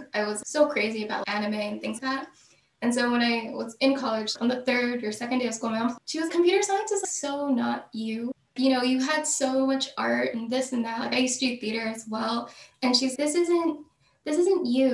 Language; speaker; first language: English; native; English